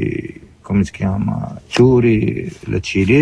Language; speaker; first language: Italian; non-native, learner; Arabic